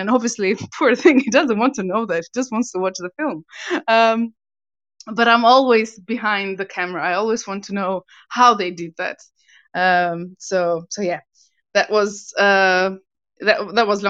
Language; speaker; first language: English; non-native, fluent; Albanian